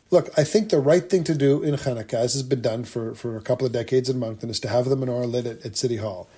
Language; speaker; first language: English; native; English